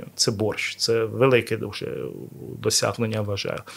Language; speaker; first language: Ukrainian; non-native, local second language; Russian